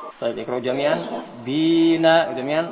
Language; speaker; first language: Arabic; non-native, fluent; Indonesian